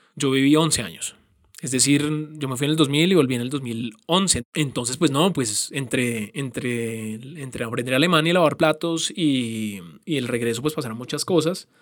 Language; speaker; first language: Spanish; native; Spanish